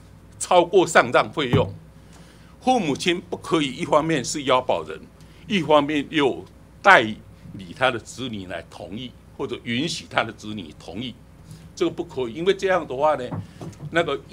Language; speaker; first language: Chinese; native; Chinese